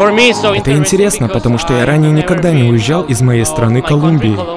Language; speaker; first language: Russian; non-native, fluent; Spanish